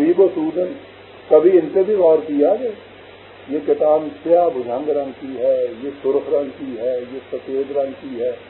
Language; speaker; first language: Urdu; non-native, local second language; Punjabi